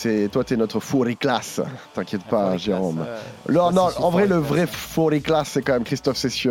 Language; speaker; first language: French; native; French